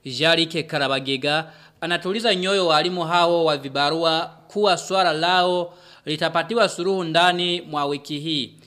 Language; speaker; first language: Swahili; non-native, local second language; Rundi